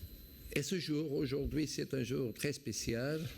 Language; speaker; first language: French; non-native, fluent; Portuguese